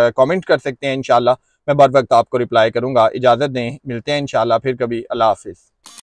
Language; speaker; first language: Urdu; non-native, local second language; Punjabi